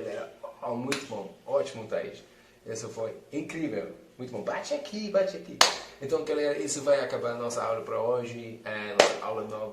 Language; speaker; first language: Portuguese; non-native, fluent; English